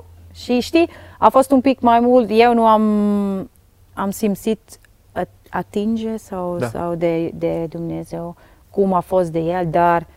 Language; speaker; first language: Romanian; non-native, learner; Dutch